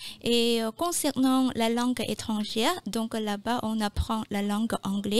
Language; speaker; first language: French; non-native, fluent; Khmer